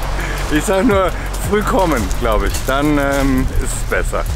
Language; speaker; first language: German; native; German